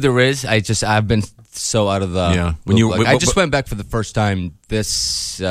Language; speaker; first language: English; non-native, fluent; Ukrainian